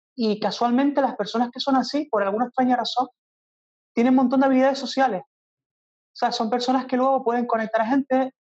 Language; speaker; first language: Spanish; native; Spanish